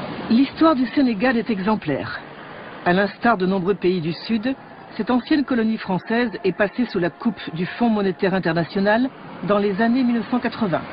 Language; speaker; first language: French; native; French